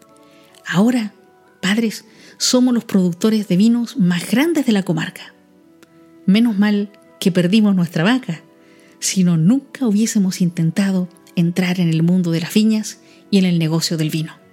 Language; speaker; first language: Spanish; native; Spanish